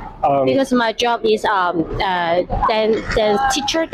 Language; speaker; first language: English; non-native, learner; Cantonese